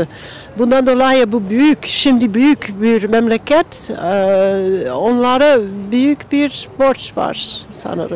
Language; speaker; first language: Turkish; non-native, learner; English